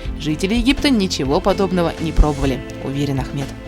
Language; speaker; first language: Russian; native; Russian